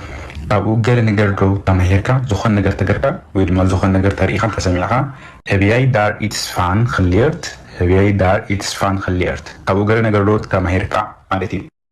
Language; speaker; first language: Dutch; non-native, fluent; Tigrinya